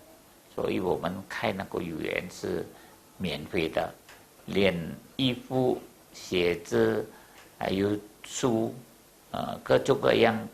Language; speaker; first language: Chinese; early bilingual, heritage; Chinese